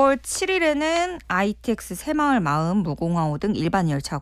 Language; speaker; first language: Korean; native; Korean